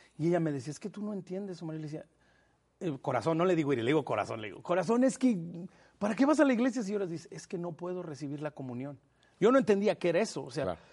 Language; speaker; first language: Spanish; native; Spanish